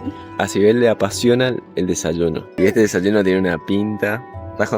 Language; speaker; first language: Spanish; native; Spanish